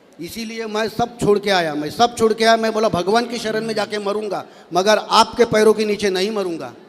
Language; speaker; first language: Hindi; native; Hindi